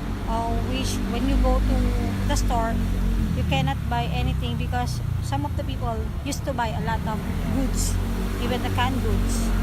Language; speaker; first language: English; non-native, learner; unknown